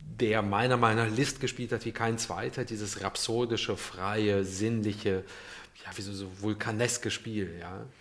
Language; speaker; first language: German; early bilingual, other home language; Russian